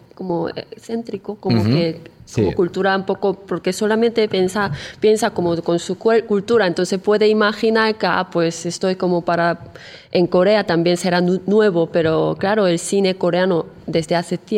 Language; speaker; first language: Spanish; non-native, fluent; Korean